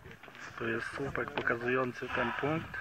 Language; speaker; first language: Polish; native; Polish